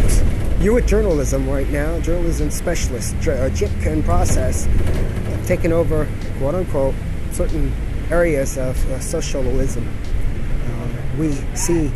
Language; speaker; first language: English; native; English